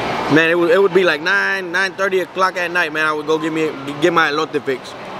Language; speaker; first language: English; early bilingual, other home language; Spanish